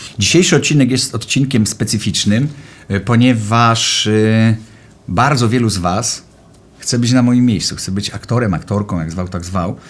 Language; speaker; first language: Polish; native; Polish